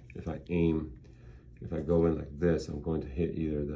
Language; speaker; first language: English; early bilingual, other home language; Spanish